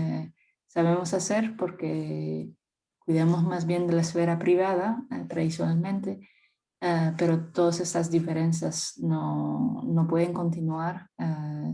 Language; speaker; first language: Spanish; non-native, fluent; French